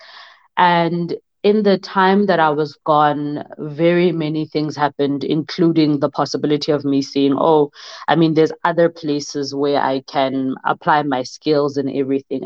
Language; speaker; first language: English; non-native, local second language; Southern Sotho